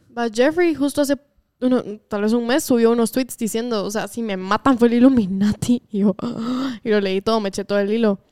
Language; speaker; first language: Spanish; native; Spanish